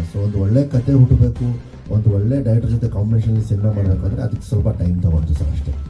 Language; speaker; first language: Kannada; non-native, local second language; Urdu